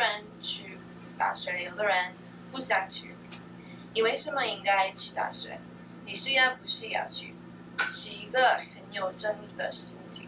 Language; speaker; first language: Chinese; non-native, learner; English